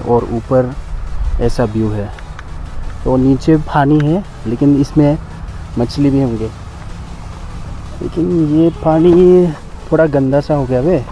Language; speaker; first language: Hindi; non-native, local second language; Bodo